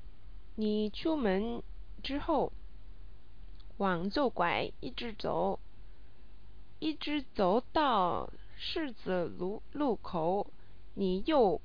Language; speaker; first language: Chinese; non-native, learner; English